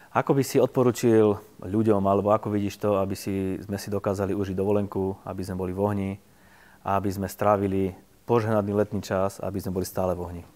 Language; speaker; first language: Slovak; native; Slovak